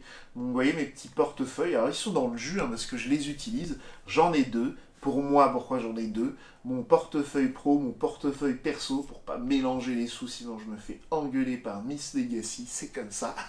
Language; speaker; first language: French; native; French